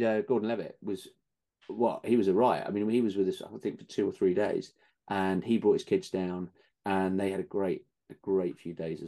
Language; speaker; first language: English; native; English